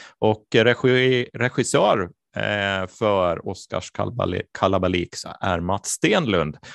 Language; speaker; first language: Swedish; native; Swedish